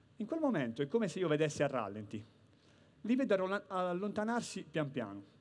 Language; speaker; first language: Italian; native; Italian